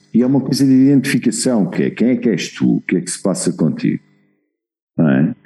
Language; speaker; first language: Portuguese; native; Portuguese